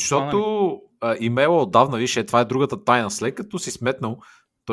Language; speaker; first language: Bulgarian; native; Bulgarian